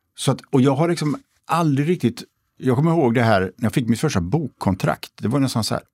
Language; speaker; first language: Swedish; native; Swedish